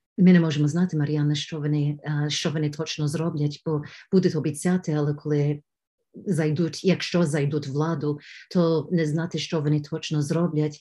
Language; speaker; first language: Ukrainian; early bilingual, heritage; Ukrainian